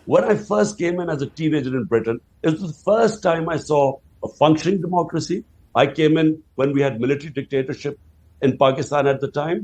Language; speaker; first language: English; non-native, local second language; Urdu